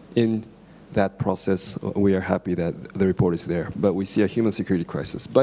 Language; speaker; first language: English; non-native, fluent; Japanese